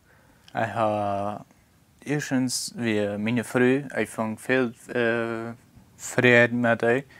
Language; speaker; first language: German; non-native, local second language; Plautdietsch